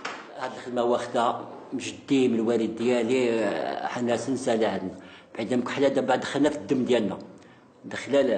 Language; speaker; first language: Arabic; native; Arabic